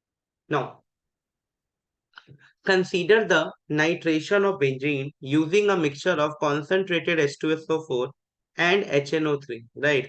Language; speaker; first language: English; non-native, local second language; Hindi